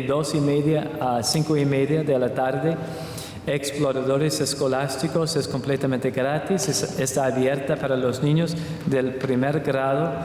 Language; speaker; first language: Spanish; non-native, learner; English